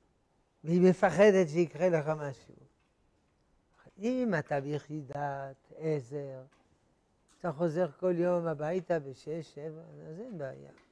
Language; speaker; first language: Hebrew; non-native, fluent; French